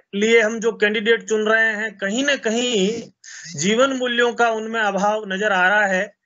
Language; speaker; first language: Hindi; native; Hindi